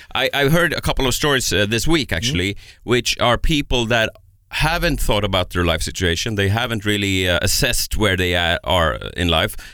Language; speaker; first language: English; non-native, fluent; Swedish